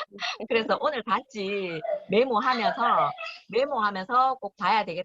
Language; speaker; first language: Korean; native; Korean